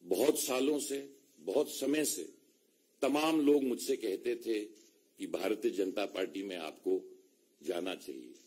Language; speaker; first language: Hindi; native; Hindi